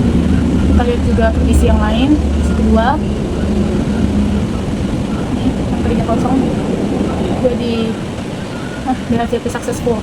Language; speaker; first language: Indonesian; native; Indonesian